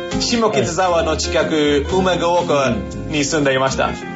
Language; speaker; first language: Japanese; non-native, fluent; English